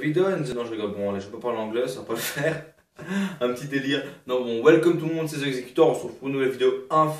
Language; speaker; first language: French; native; French